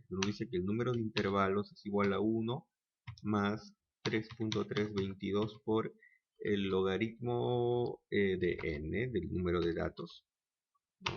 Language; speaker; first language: Spanish; native; Spanish